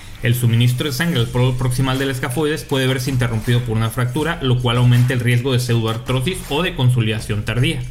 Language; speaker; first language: Spanish; native; Spanish